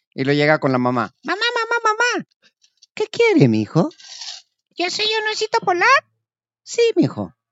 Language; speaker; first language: Spanish; native; Spanish